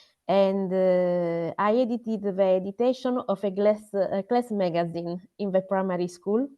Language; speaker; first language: English; non-native, learner; Italian